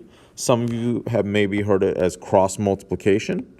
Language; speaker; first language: English; native; English